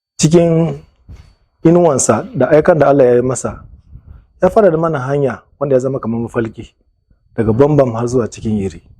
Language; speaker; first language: Hausa; non-native, local second language; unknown